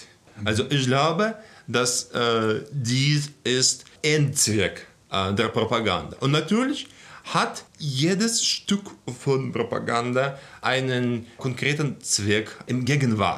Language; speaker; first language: German; non-native, fluent; Russian